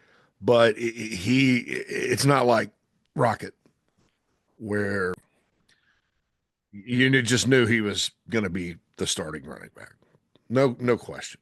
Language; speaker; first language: English; native; English